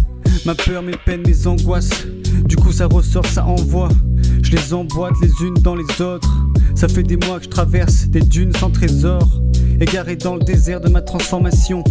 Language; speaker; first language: French; native; French